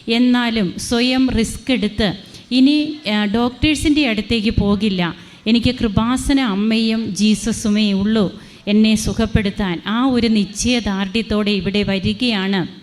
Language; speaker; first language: Malayalam; native; Malayalam